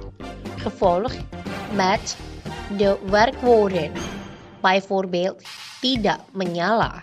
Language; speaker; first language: Dutch; non-native, learner; Indonesian